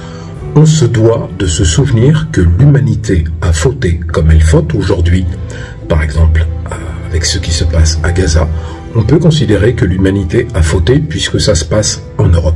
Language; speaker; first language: French; native; French